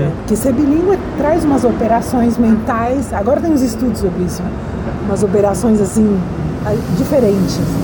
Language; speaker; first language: Portuguese; early bilingual, other home language; Spanish